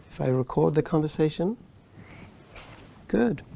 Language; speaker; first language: English; non-native, fluent; Swedish